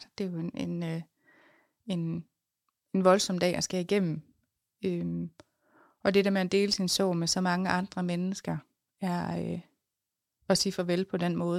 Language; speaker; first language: Danish; native; Danish